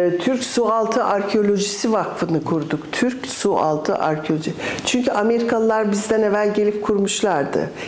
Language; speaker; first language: Turkish; early bilingual, other home language; English